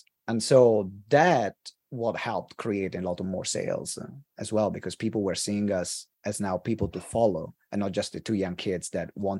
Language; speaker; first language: English; non-native, fluent; Italian